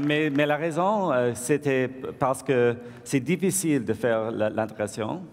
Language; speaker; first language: French; non-native, learner; English